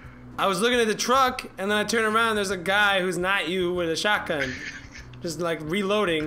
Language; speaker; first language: English; native; English